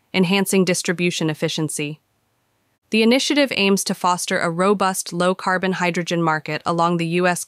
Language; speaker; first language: English; native; English